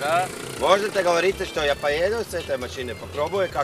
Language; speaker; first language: Russian; non-native, local second language; Latvian